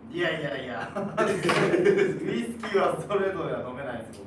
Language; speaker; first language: Japanese; native; Japanese